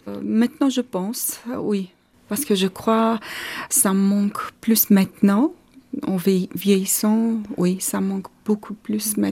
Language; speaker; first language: French; non-native, fluent; Armenian